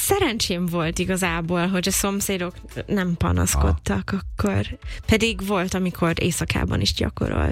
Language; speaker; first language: Hungarian; non-native, fluent; English